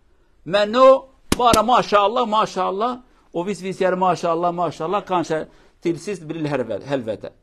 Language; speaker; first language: Norwegian; non-native, fluent; Kurdish